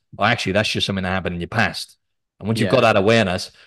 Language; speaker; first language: English; native; English